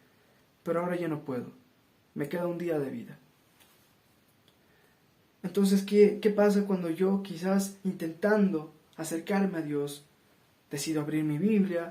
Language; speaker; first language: Spanish; native; Spanish